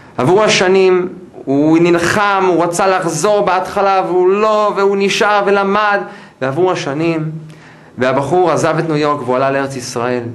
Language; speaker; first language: Hebrew; non-native, fluent; English